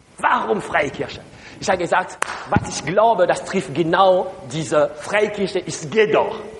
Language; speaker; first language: German; non-native, learner; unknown